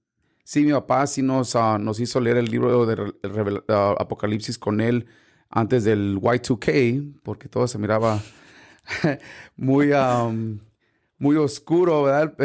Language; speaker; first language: Spanish; early bilingual, heritage; Spanish